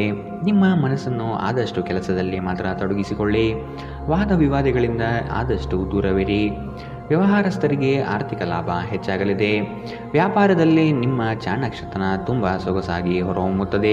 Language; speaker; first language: Kannada; native; Kannada